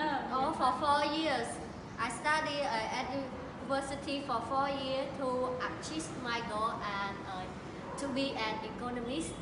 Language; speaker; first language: English; non-native, learner; Khmer